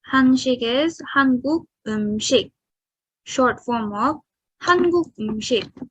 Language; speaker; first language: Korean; non-native, fluent; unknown